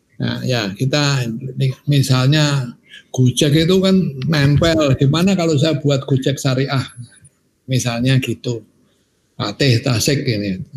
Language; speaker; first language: Indonesian; non-native, local second language; Javanese